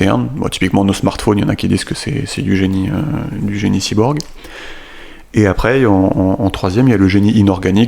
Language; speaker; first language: French; native; French